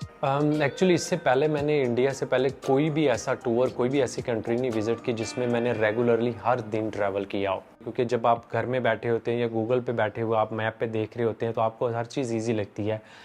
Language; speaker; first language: Urdu; native; Urdu